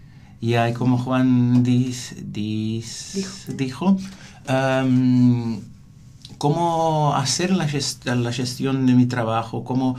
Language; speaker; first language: Spanish; non-native, learner; Portuguese